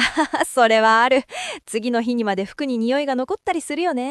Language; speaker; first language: Japanese; native; Japanese